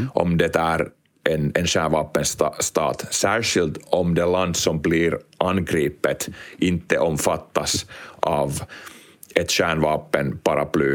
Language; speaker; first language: Swedish; non-native, local second language; Finnish